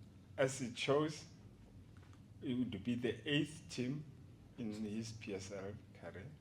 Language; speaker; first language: English; non-native, local second language; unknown